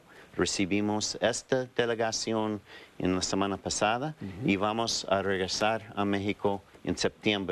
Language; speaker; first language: Spanish; non-native, fluent; English